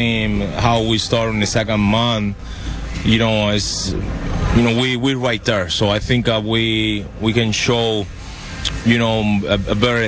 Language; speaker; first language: English; non-native, fluent; Spanish